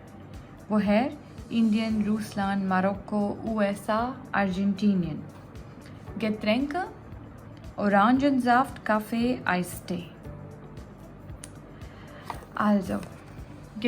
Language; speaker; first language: German; non-native, fluent; Gujarati